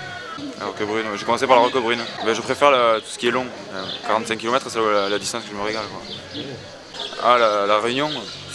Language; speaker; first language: French; native; French